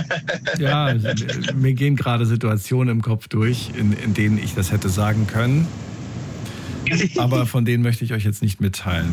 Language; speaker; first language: German; native; German